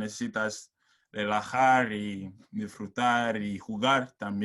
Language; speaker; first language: Spanish; non-native, learner; English